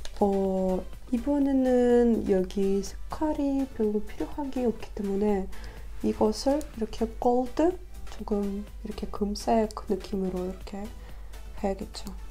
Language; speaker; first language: Korean; non-native, learner; Russian